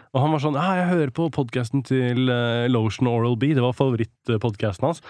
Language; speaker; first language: Norwegian; native; Norwegian